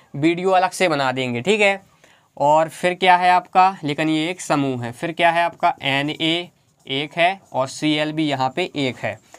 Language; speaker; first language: Hindi; native; Hindi